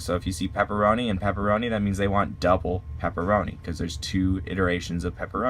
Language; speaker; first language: English; native; English